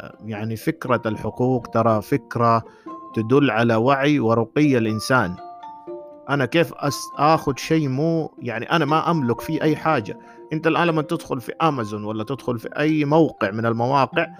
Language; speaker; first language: Arabic; native; Arabic